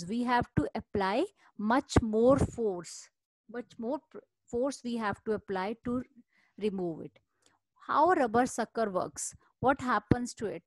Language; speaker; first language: English; non-native, local second language; Hindi